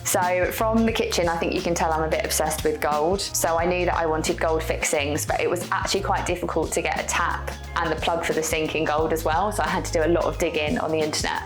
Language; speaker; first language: English; native; English